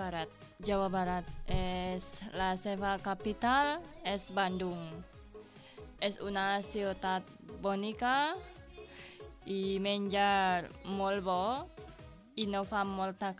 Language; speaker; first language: Catalan; non-native, learner; Indonesian